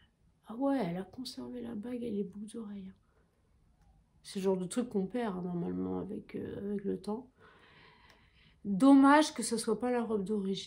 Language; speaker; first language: French; native; French